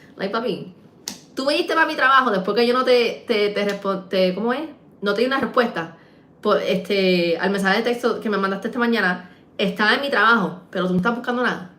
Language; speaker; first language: Spanish; early bilingual, heritage; Spanish